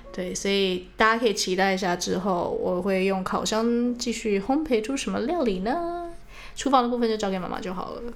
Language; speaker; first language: Chinese; early bilingual, heritage; Chinese